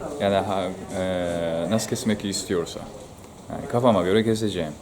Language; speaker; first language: Turkish; non-native, fluent; Japanese